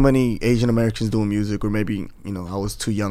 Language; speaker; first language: English; native; English